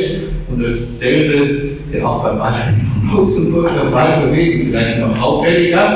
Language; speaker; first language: German; native; German